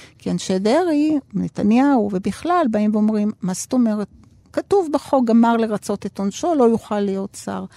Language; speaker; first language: Hebrew; early bilingual, other home language; Spanish